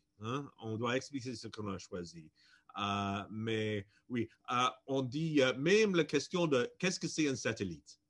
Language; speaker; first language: French; non-native, fluent; English